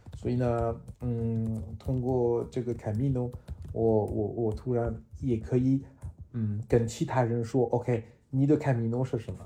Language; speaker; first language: Chinese; non-native, fluent; French